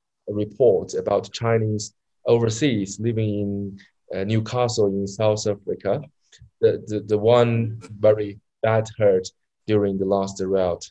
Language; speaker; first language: English; non-native, learner; Chinese